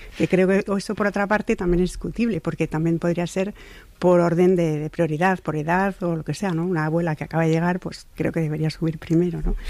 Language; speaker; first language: Spanish; non-native, fluent; French